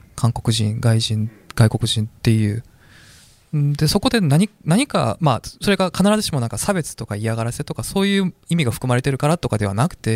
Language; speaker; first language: Japanese; non-native, fluent; Korean